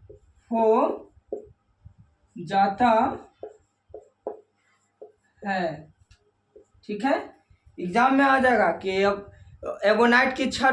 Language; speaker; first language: Hindi; native; Hindi